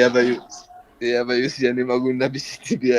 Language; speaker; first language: Russian; non-native, learner; Arabic